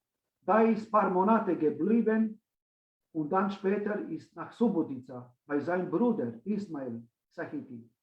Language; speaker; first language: German; non-native, fluent; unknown